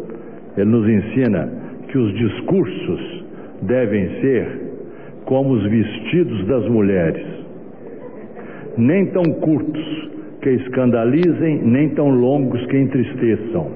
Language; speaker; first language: Portuguese; native; Portuguese